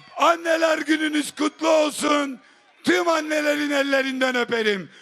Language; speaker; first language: Turkish; native; Turkish